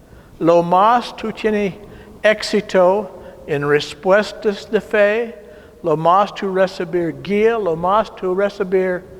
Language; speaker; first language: Spanish; non-native, learner; English